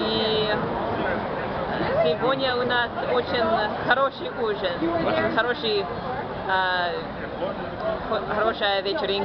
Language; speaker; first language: Russian; non-native, fluent; English